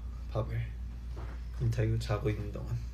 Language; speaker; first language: Korean; early bilingual, heritage; Korean